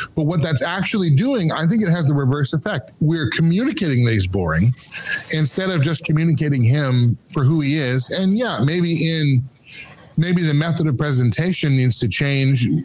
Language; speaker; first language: English; native; English